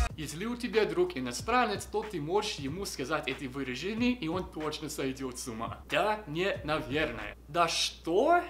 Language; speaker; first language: Russian; non-native, fluent; English